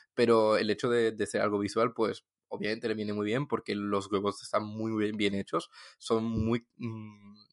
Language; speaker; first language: Spanish; non-native, fluent; French